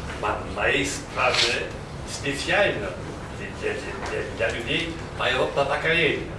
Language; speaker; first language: Russian; non-native, fluent; Polish